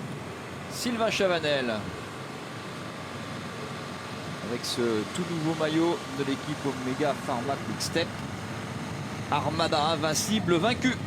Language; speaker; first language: French; native; French